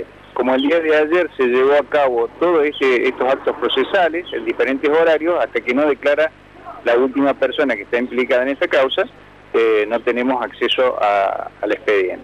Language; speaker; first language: Spanish; native; Spanish